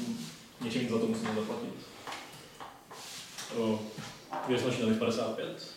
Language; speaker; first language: Czech; native; Czech